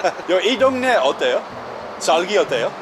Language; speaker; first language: Korean; non-native, learner; Dutch